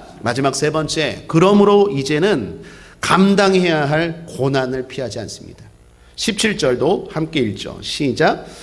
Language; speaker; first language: Korean; native; Korean